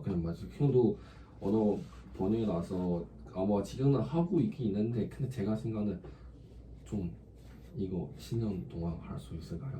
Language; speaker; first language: Korean; non-native, learner; Chinese